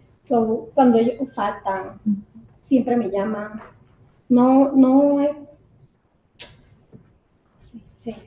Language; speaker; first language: Spanish; early bilingual, heritage; Spanish